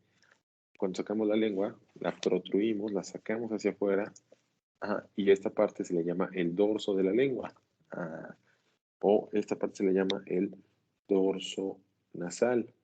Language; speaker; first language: Spanish; native; Spanish